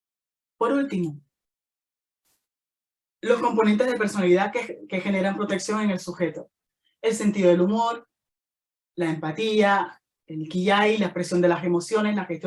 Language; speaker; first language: Spanish; native; Spanish